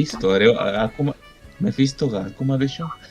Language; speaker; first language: Japanese; non-native, fluent; Spanish